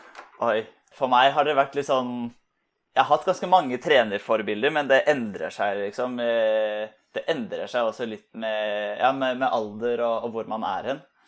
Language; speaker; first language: Norwegian; native; Norwegian